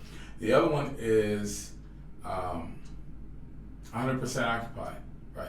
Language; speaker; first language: English; native; English